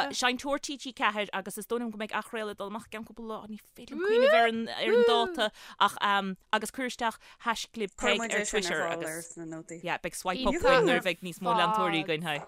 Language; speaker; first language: Irish; native; Irish